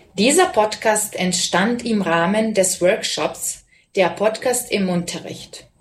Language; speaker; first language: German; non-native, fluent; Serbian